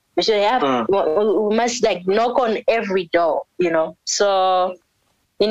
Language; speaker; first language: English; non-native, local second language; North Ndebele